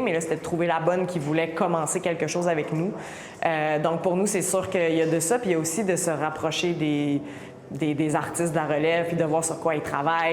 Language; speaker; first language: French; native; French